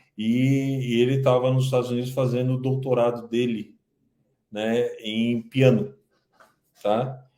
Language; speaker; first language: Portuguese; early bilingual, other home language; Kabuverdianu